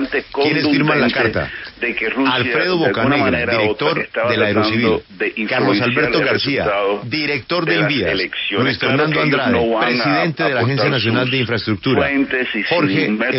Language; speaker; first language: Spanish; native; Spanish